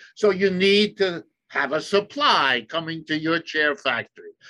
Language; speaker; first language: English; early bilingual, other home language; German